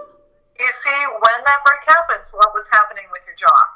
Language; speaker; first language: English; native; English